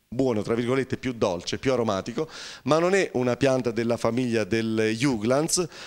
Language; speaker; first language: Italian; native; Italian